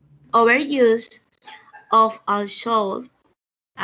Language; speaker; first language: English; non-native, learner; Spanish